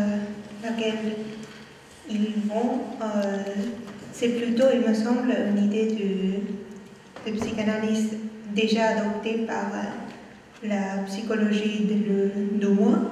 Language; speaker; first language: French; non-native, fluent; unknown